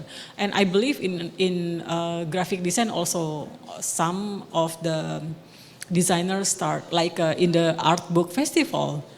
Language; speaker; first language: English; non-native, local second language; Indonesian